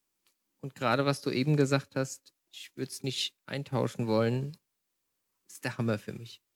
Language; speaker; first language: German; native; German